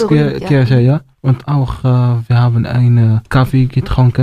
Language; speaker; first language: German; non-native, learner; Arabic